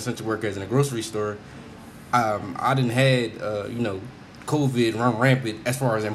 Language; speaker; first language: English; native; English